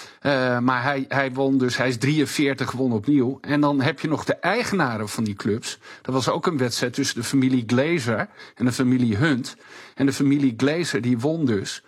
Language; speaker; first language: Dutch; native; Dutch